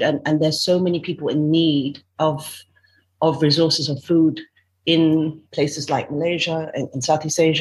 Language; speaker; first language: English; non-native, local second language; Cantonese